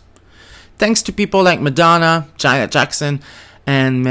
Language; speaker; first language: English; non-native, fluent; French